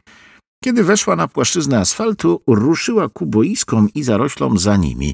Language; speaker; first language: Polish; native; Polish